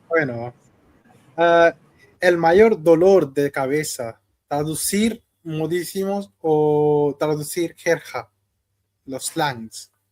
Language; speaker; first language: Spanish; non-native, fluent; Hindi